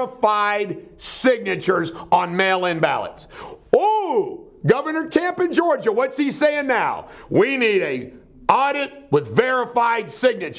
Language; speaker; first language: English; native; English